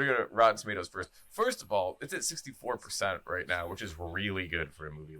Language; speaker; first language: English; native; English